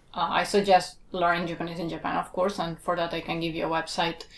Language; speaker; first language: English; non-native, fluent; Spanish